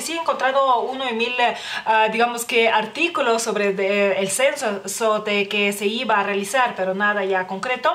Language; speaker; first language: Spanish; non-native, fluent; Lithuanian